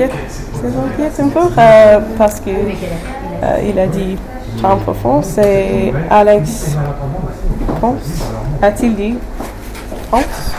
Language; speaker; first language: French; non-native, learner; English